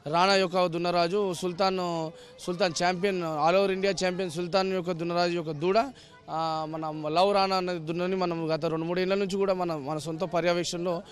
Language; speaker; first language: Telugu; native; Telugu